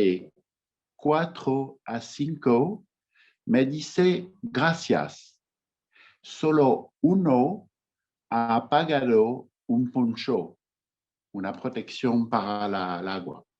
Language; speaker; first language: Spanish; non-native, fluent; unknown